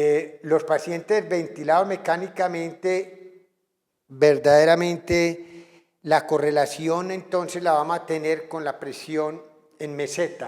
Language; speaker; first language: Spanish; native; Spanish